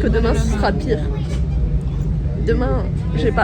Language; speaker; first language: French; native; French